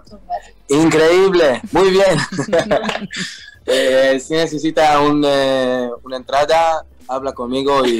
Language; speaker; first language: Spanish; non-native, learner; Hebrew